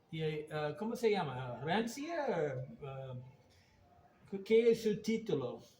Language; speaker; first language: Spanish; non-native, learner; English